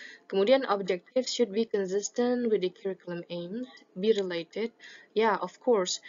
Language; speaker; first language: English; non-native, fluent; Indonesian